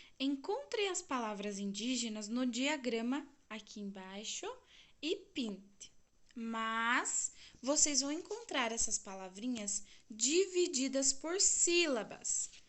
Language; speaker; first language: Portuguese; native; Portuguese